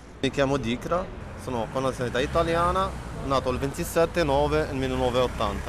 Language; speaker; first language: Italian; non-native, learner; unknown